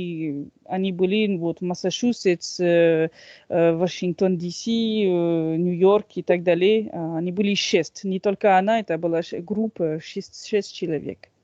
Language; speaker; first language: Russian; non-native, fluent; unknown